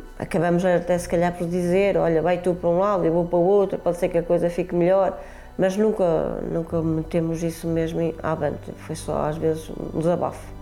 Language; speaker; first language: Portuguese; early bilingual, other home language; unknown